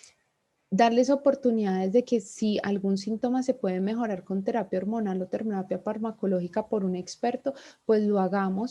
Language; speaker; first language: Spanish; native; Spanish